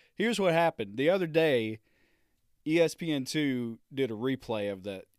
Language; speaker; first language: English; native; English